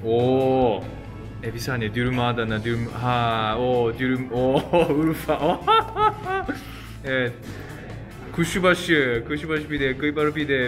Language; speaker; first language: Turkish; non-native, fluent; Japanese